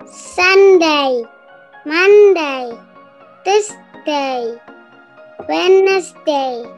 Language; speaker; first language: English; non-native, learner; Indonesian